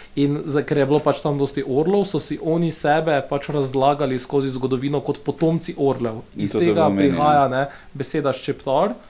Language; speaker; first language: Slovenian; non-native, local second language; Albanian